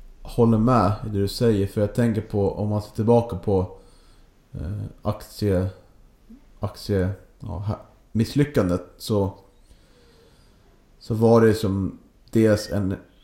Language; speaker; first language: Swedish; native; Swedish